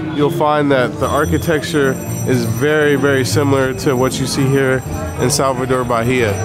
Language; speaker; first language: English; native; English